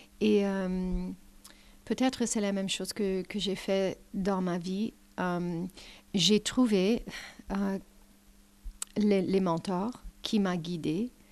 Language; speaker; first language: French; non-native, learner; English